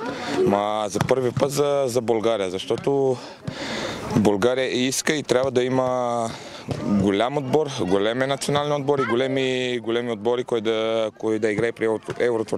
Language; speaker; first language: Bulgarian; non-native, learner; Romanian